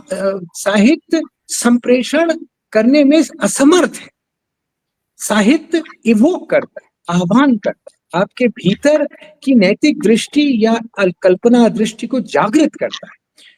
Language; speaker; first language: Hindi; native; Hindi